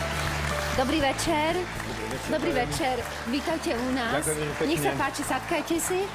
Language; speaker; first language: Slovak; native; Slovak